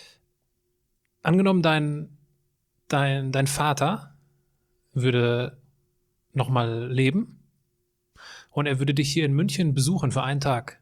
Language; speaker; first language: German; native; German